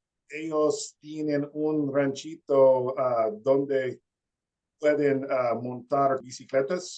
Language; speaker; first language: Spanish; non-native, learner; English